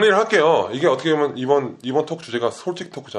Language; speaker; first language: Korean; native; Korean